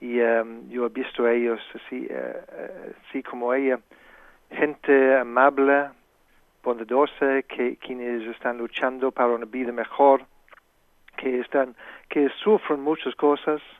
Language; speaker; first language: Spanish; non-native, fluent; English